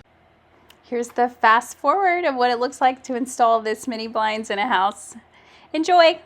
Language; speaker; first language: English; native; English